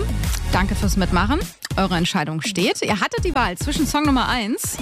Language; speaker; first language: German; native; German